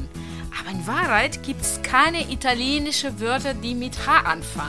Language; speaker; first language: German; non-native, fluent; Italian